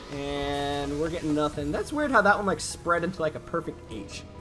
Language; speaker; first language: English; native; English